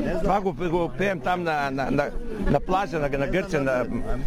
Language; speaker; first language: Bulgarian; non-native, learner; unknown